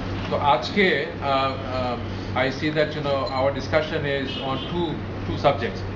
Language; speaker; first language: English; non-native, local second language; Bangla